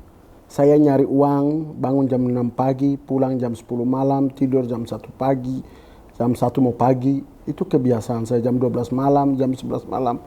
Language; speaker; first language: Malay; non-native, local second language; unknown